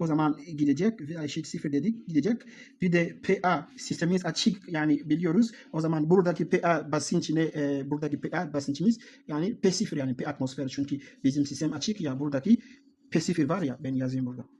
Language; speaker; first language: Turkish; non-native, learner; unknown